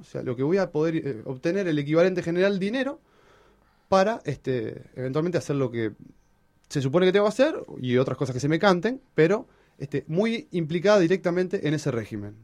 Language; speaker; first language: Spanish; native; Spanish